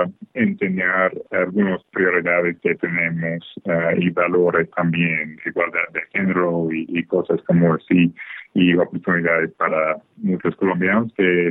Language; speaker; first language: Spanish; non-native, fluent; English